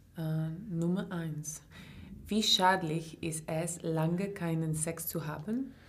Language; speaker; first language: German; non-native, learner; English